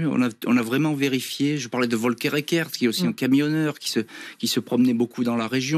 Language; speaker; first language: French; native; French